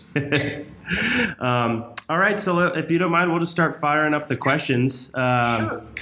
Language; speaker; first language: English; native; English